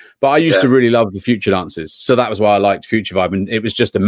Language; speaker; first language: English; native; English